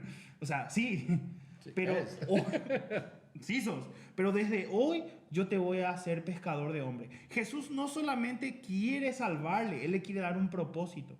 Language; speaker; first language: Spanish; native; Spanish